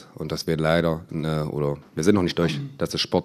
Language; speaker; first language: German; native; German